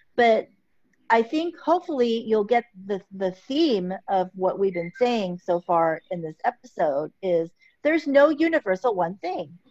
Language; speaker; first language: English; early bilingual, other home language; Filipino